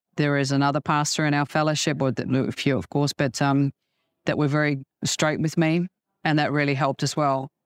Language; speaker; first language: English; native; English